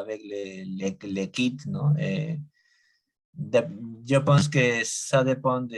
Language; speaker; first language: French; non-native, learner; Spanish